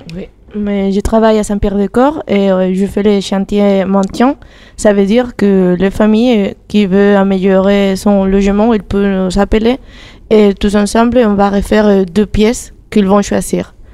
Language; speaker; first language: French; non-native, fluent; Spanish